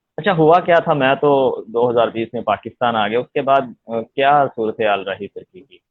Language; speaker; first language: Urdu; non-native, local second language; Punjabi